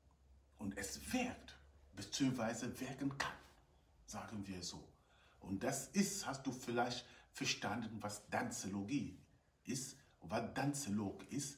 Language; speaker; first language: German; non-native, fluent; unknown